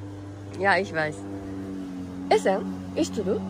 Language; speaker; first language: German; non-native, learner; Japanese